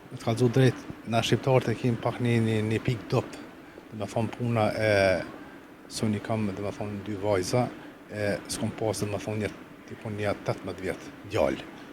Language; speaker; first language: Albanian; native; Albanian